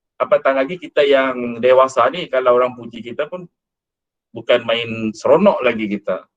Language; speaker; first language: Malay; non-native, local second language; Iban